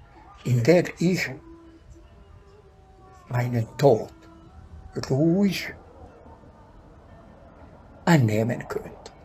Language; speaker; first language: German; non-native, fluent; Bosnian